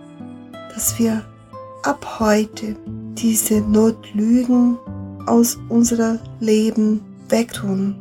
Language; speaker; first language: German; non-native, fluent; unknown